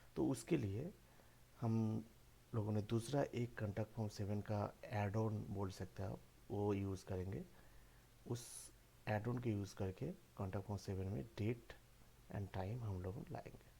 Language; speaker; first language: Hindi; non-native, local second language; Bangla